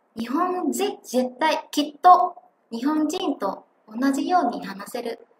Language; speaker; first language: Japanese; non-native, fluent; Vietnamese